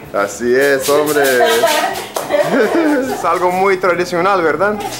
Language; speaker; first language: Spanish; non-native, fluent; English